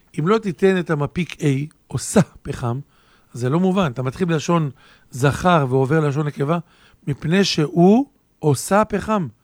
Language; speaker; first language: Hebrew; native; Hebrew